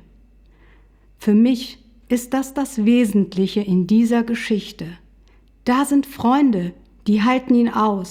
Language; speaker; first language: German; native; German